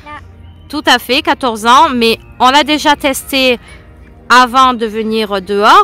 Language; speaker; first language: French; native; French